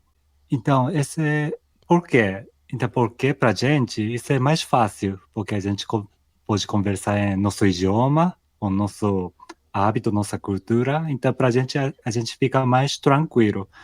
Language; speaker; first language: Portuguese; non-native, fluent; Japanese